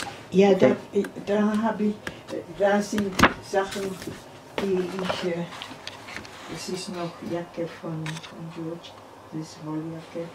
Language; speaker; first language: German; native; German